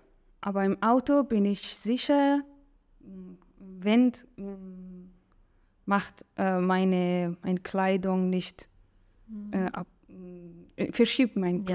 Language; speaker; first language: German; non-native, learner; Persian